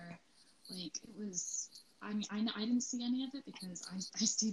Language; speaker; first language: English; native; English